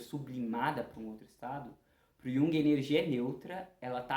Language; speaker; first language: Portuguese; native; Portuguese